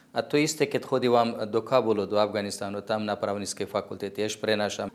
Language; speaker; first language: Slovak; non-native, fluent; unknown